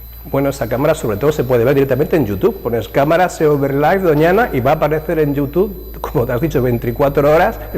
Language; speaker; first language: Spanish; native; Spanish